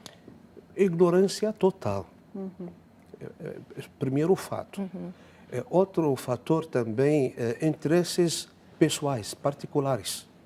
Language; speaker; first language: Portuguese; non-native, fluent; Arabic